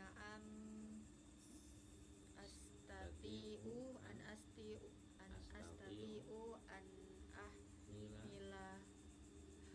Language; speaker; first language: Arabic; non-native, learner; Indonesian